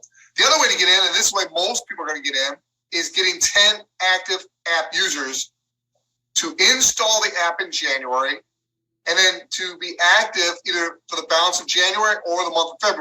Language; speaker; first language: English; native; English